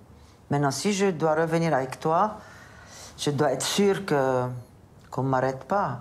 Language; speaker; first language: French; non-native, local second language; Arabic